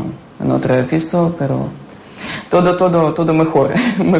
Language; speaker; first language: Spanish; non-native, learner; Ukrainian